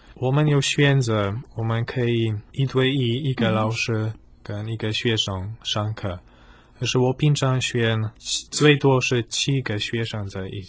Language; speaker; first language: Chinese; non-native, fluent; Polish